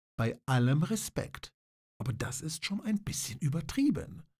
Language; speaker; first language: German; non-native, fluent; Polish